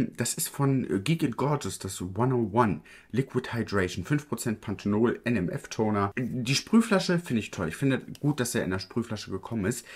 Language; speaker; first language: German; early bilingual, other home language; Italian